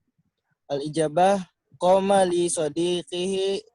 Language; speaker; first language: Arabic; non-native, learner; Indonesian